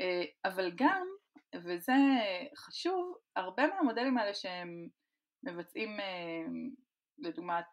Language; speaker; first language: Hebrew; native; Hebrew